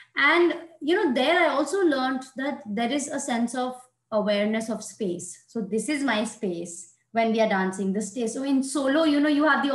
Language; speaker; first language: English; non-native, local second language; Hindi